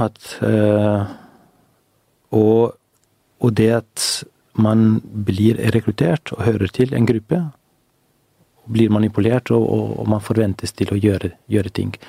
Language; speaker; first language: Norwegian; non-native, fluent; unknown